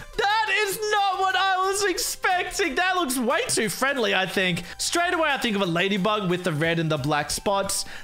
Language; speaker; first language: English; native; English